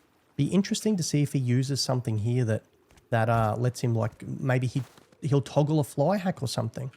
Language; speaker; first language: English; native; English